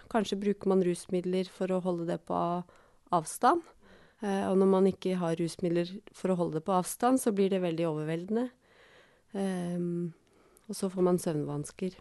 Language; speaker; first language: Norwegian; native; Norwegian